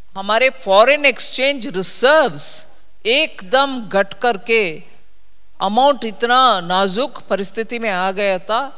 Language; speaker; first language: Hindi; non-native, local second language; Tamil